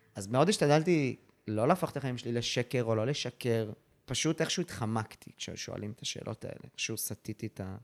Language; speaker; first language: Hebrew; early bilingual, other home language; English